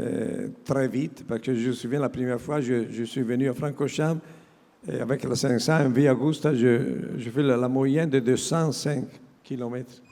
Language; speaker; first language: French; non-native, learner; Italian